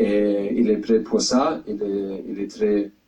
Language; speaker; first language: French; non-native, fluent; German